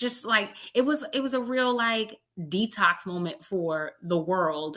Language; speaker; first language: English; native; English